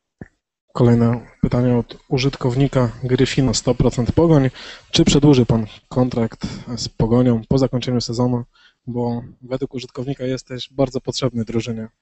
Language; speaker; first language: Polish; native; Polish